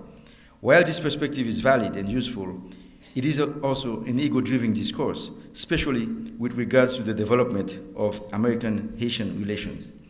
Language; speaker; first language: English; non-native, fluent; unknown